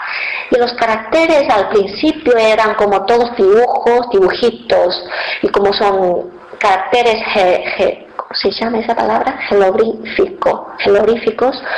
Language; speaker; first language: Spanish; non-native, fluent; Chinese